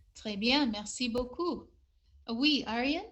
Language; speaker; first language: French; non-native, fluent; English